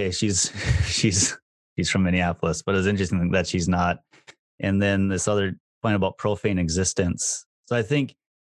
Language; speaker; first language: English; native; English